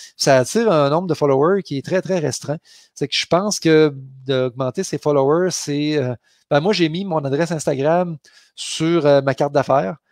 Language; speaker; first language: French; native; French